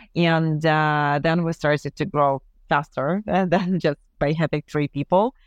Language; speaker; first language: English; non-native, fluent; Ukrainian